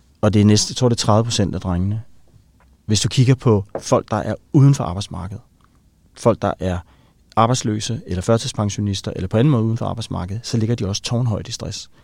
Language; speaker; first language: Danish; native; Danish